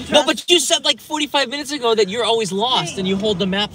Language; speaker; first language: English; native; English